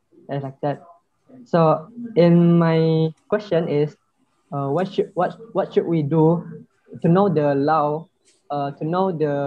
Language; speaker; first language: English; non-native, learner; Indonesian